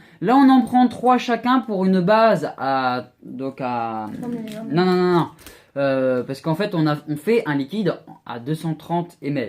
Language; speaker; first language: French; native; French